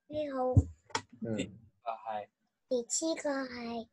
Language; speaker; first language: Cantonese; non-native, learner; Chinese